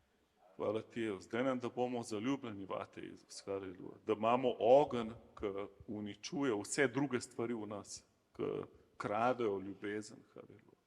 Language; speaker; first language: Slovenian; native; Slovenian